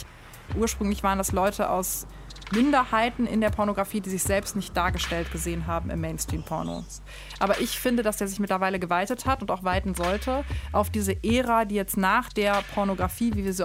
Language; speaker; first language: German; native; German